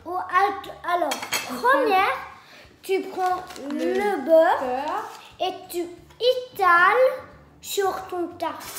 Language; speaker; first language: French; non-native, learner; English